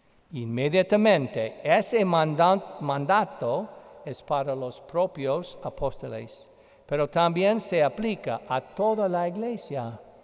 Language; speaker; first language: Spanish; non-native, fluent; English